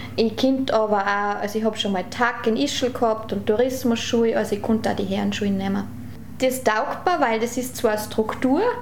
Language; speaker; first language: German; native; German